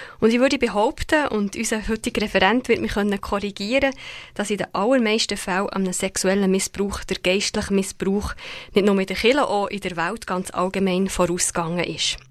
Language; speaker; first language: German; native; German